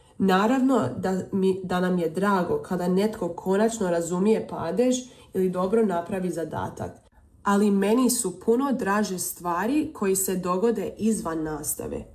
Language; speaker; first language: Serbian; early bilingual, heritage; Croatian